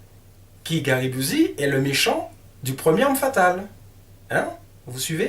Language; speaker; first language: French; native; French